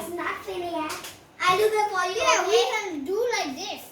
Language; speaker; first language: English; non-native, learner; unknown